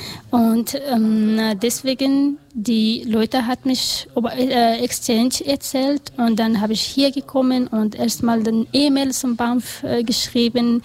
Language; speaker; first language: German; non-native, learner; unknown